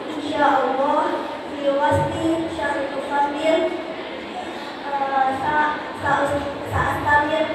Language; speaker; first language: Arabic; non-native, learner; Indonesian